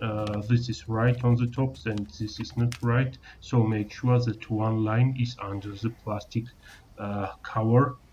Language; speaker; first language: English; non-native, learner; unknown